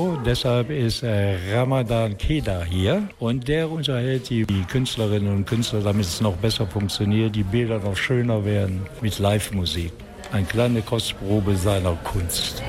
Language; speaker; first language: German; native; German